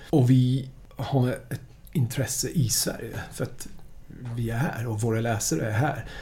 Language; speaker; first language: Swedish; non-native, fluent; English